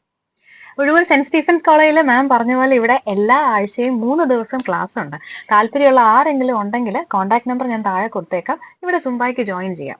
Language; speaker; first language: Malayalam; native; Malayalam